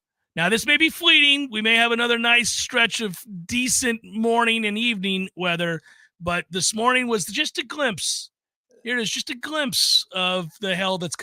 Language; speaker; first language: English; native; English